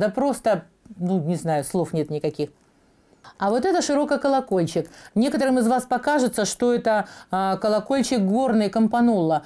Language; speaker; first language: Russian; native; Russian